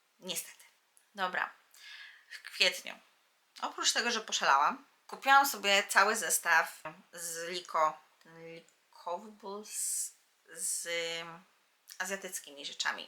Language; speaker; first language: Polish; native; Polish